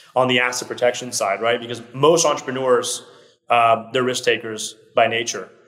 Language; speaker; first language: English; early bilingual, other home language; Portuguese